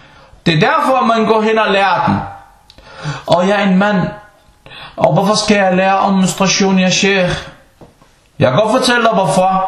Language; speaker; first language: Danish; non-native, fluent; Arabic